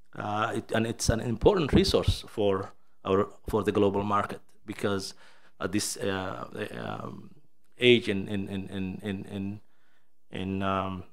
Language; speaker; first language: English; non-native, fluent; Somali